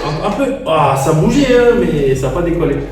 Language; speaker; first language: French; native; French